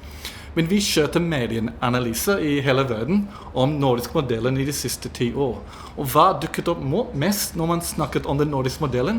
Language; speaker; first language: Norwegian; non-native, fluent; English